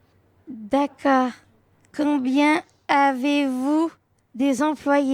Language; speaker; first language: French; non-native, learner; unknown